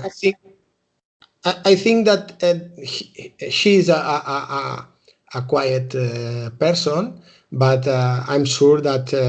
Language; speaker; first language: English; non-native, learner; Spanish